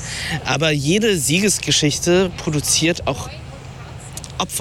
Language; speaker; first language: German; early bilingual, other home language; Vietnamese